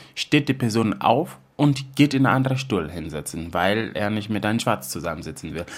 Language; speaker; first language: German; non-native, fluent; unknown